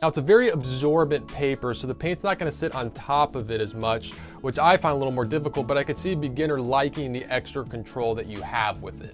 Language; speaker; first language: English; native; English